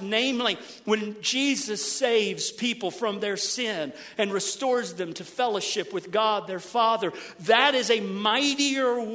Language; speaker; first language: English; native; English